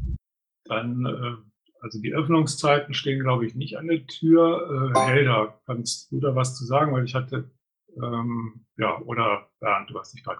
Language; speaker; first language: German; native; German